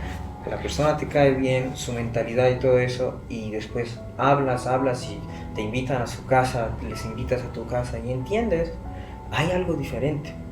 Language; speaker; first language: Spanish; non-native, fluent; Persian